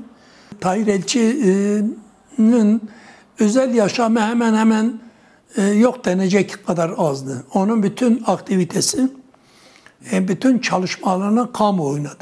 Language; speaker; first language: Turkish; non-native, local second language; Kurdish